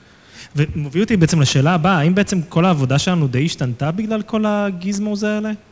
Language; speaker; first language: Hebrew; native; Hebrew